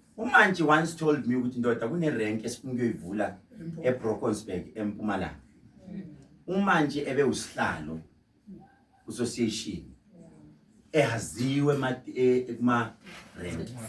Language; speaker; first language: Zulu; native; Zulu